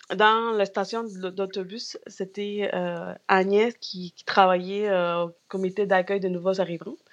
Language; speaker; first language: French; non-native, fluent; Spanish